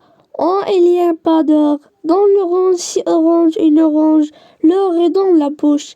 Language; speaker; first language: French; non-native, learner; Arabic